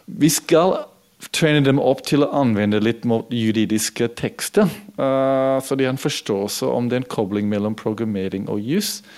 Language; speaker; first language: Norwegian; non-native, fluent; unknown